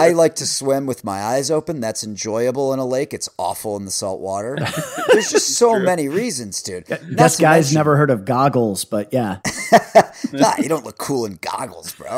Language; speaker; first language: English; native; English